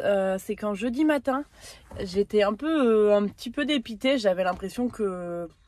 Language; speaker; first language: French; native; French